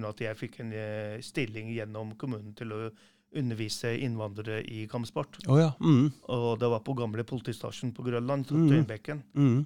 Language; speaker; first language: Norwegian; early bilingual, other home language; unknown